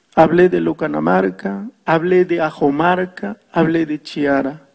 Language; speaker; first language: Spanish; non-native, local second language; Quechua